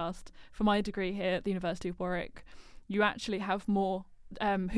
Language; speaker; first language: English; native; English